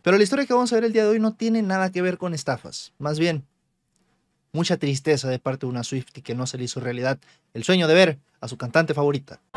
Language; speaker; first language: Spanish; native; Spanish